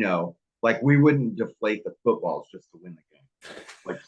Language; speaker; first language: English; native; English